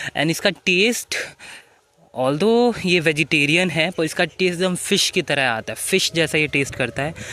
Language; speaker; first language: Hindi; native; Hindi